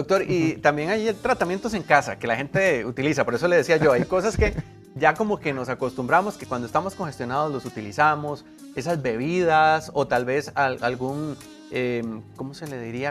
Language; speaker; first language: Spanish; native; Spanish